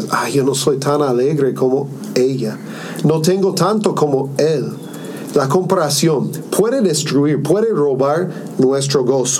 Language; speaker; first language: Spanish; non-native, fluent; English